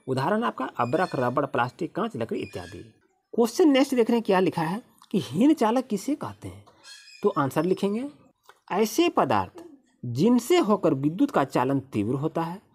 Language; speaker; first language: Hindi; native; Hindi